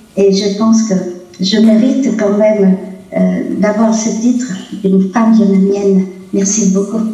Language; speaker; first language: French; non-native, local second language; Vietnamese